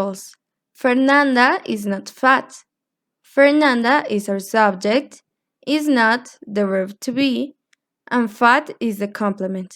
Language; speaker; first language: English; non-native, fluent; Spanish